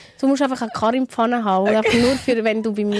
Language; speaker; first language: German; native; German